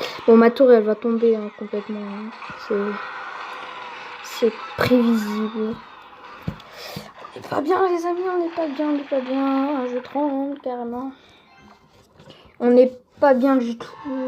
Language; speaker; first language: French; native; French